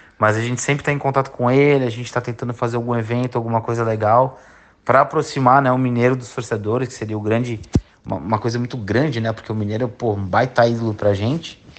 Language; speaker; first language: Portuguese; native; Portuguese